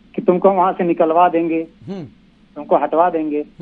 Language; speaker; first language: Hindi; native; Hindi